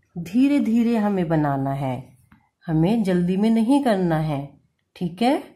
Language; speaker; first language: Hindi; native; Hindi